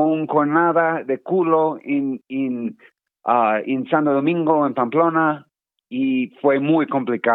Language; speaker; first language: Spanish; non-native, learner; English